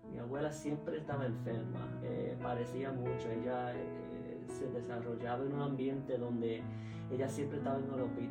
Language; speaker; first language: Spanish; early bilingual, heritage; Spanish